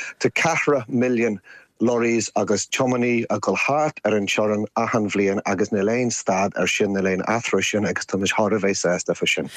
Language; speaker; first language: Irish; native; Irish